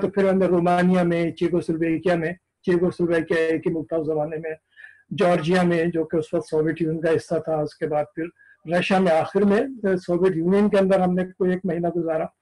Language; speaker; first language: Urdu; native; Urdu